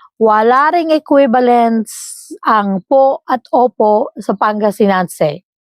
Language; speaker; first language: Filipino; non-native, local second language; Iloko